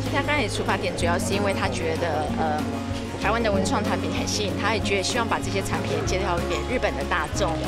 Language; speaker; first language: Chinese; native; Chinese